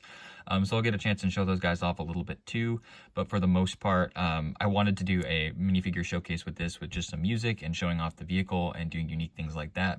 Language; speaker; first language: English; native; English